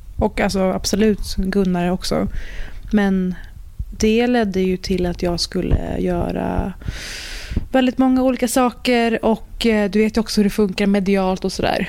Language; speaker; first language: Swedish; early bilingual, other home language; Persian